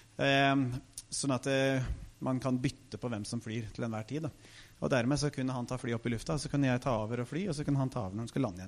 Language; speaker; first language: Norwegian; native; Norwegian